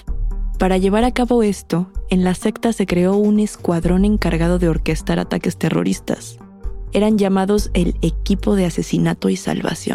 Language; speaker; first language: Spanish; native; Spanish